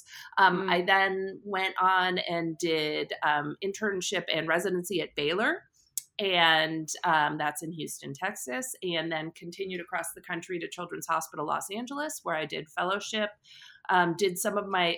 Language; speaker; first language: English; native; English